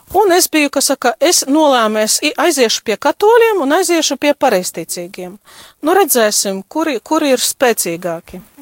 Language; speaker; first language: Latvian; non-native, local second language; Russian